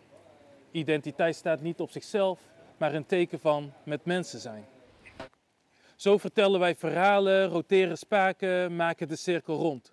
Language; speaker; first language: Dutch; native; Dutch